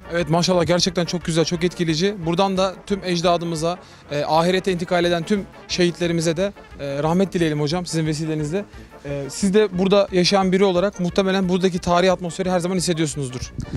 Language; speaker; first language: Turkish; native; Turkish